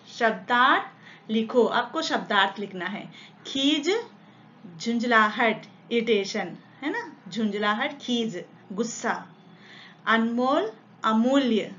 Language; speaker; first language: Hindi; non-native, local second language; Telugu